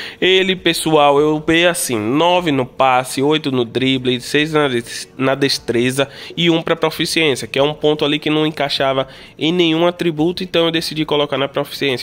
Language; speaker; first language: Portuguese; native; Portuguese